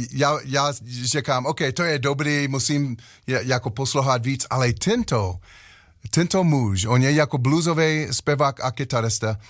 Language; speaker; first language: Czech; non-native, learner; English